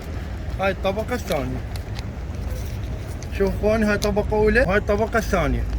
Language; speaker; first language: Arabic; native; Arabic